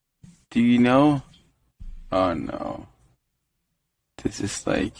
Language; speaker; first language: English; native; English